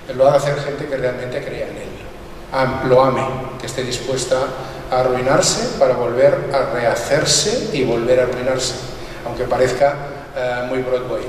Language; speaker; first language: Spanish; non-native, local second language; Catalan